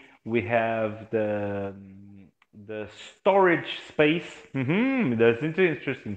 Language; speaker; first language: English; non-native, fluent; Portuguese